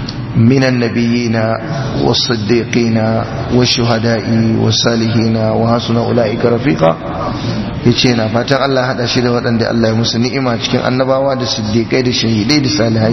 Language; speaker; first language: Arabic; non-native, fluent; Hausa